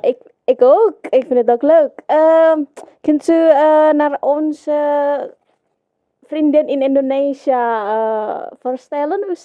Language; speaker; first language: Dutch; non-native, learner; Indonesian